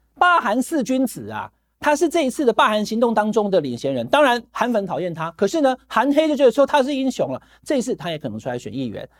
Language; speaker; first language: Chinese; native; Chinese